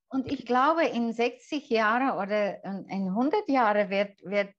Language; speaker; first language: German; non-native, fluent; English